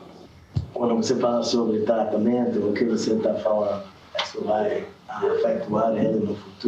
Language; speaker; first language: Portuguese; non-native, learner; English